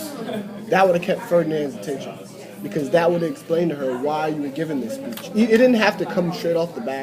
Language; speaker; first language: English; native; English